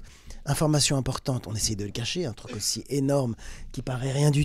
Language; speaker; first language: French; native; French